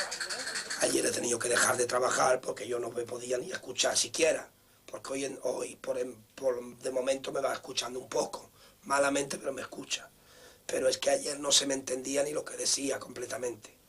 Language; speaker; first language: Spanish; native; Spanish